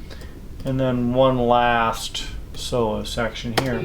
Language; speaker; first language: English; native; English